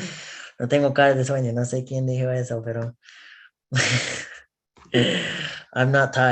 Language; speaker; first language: Spanish; non-native, learner; English